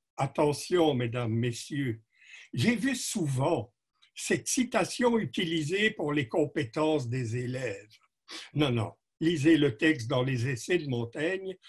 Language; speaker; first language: French; native; French